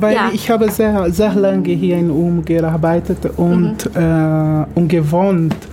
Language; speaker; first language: German; non-native, fluent; Portuguese